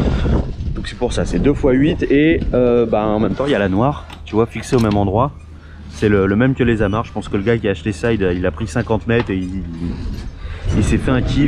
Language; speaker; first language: French; native; French